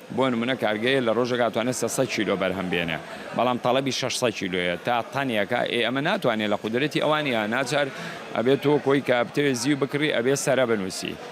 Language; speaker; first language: Central Kurdish; native; Central Kurdish